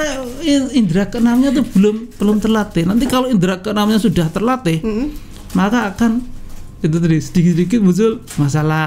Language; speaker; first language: Indonesian; native; Indonesian